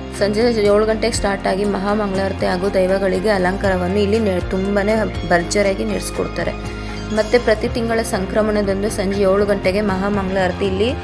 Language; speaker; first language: Kannada; native; Kannada